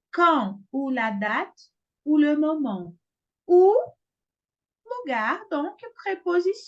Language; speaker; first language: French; non-native, fluent; Portuguese